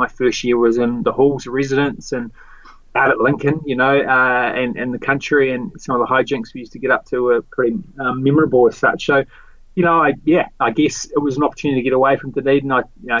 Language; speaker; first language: English; native; English